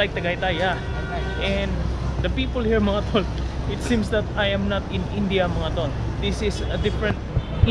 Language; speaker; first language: English; non-native, local second language; Filipino